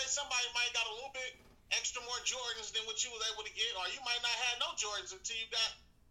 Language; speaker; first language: English; native; English